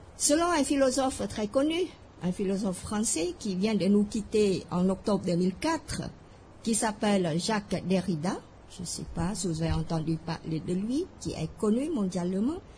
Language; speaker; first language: French; non-native, fluent; Khmer